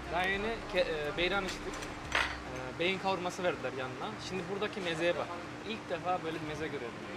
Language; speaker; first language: Turkish; early bilingual, heritage; Turkish